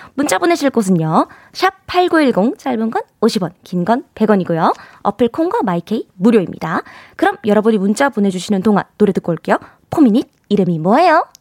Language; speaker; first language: Korean; native; Korean